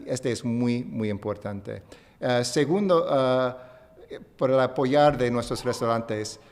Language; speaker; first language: Spanish; non-native, fluent; English